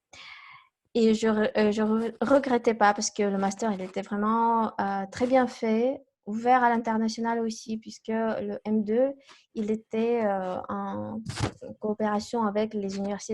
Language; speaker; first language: French; non-native, fluent; Kazakh